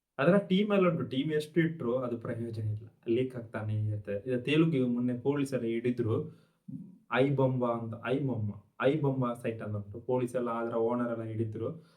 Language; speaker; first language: Kannada; non-native, local second language; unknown